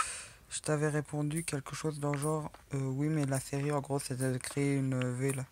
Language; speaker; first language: French; native; French